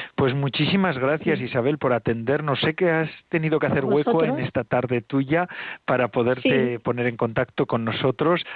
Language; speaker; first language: Spanish; native; Spanish